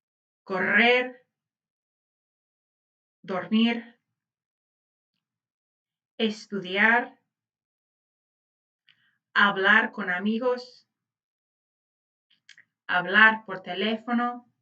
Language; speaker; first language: Spanish; non-native, fluent; English